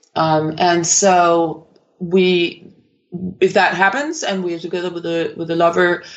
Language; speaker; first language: English; non-native, fluent; Danish